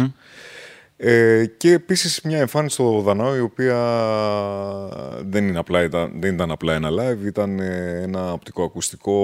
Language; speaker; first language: Greek; native; Greek